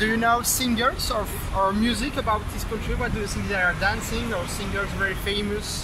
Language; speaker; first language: English; non-native, learner; French